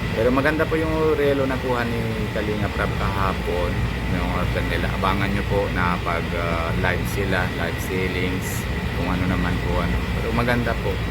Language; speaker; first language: Filipino; non-native, local second language; Bikol